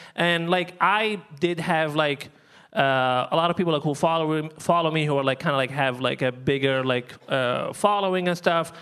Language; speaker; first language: English; non-native, fluent; Arabic